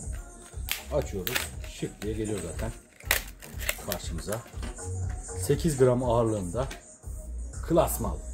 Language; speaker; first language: Turkish; native; Turkish